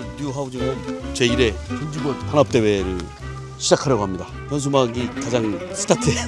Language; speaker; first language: Korean; native; Korean